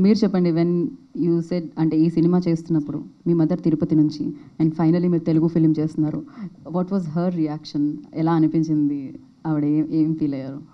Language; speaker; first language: Telugu; native; Telugu